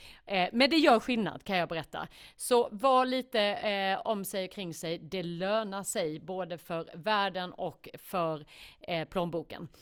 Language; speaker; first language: Swedish; native; Swedish